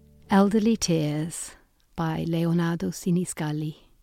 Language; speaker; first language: English; native; English